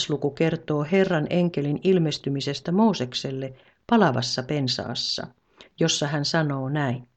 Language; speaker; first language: Finnish; native; Finnish